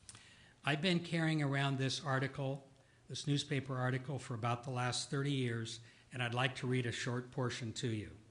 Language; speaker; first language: English; native; English